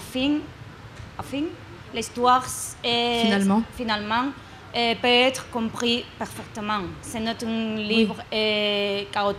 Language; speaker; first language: French; non-native, learner; Spanish